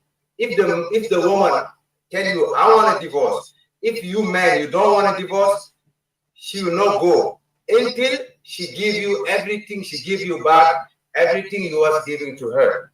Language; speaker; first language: English; non-native, learner; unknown